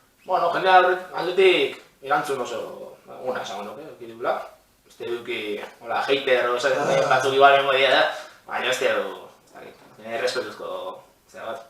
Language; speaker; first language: Basque; native; Basque